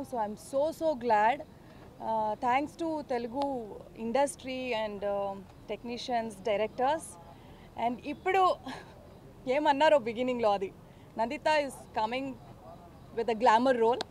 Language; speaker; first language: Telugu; non-native, fluent; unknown